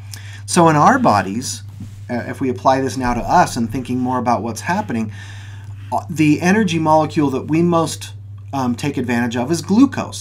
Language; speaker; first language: English; native; English